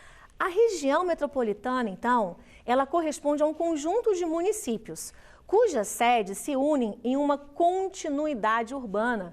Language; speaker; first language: Portuguese; native; Portuguese